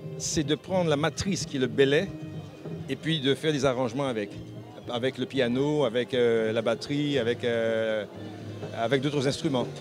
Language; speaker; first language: French; native; French